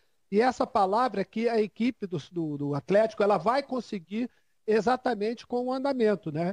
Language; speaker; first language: Portuguese; native; Portuguese